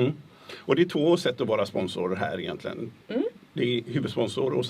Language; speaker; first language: Swedish; native; Swedish